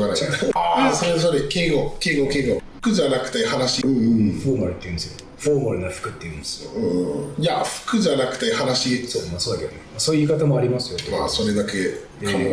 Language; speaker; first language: Japanese; non-native, learner; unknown